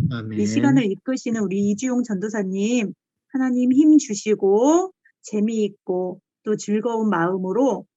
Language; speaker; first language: Korean; native; Korean